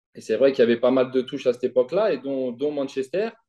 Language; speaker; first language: French; native; French